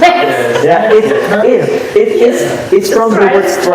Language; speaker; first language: English; non-native, fluent; Indonesian